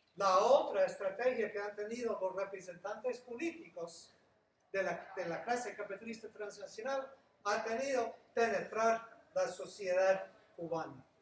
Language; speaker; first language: Spanish; non-native, fluent; English